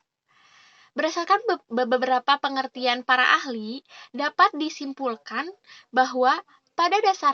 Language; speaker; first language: Indonesian; native; Indonesian